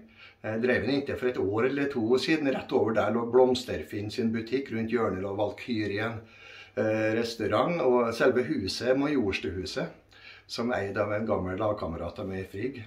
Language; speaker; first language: Norwegian; native; Norwegian